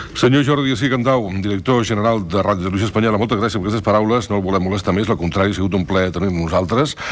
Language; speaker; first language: Catalan; native; Catalan